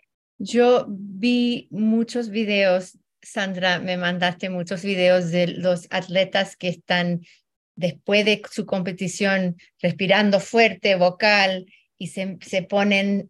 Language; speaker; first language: Spanish; early bilingual, heritage; Spanish